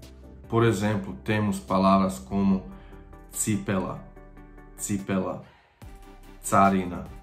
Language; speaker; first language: Portuguese; non-native, fluent; Croatian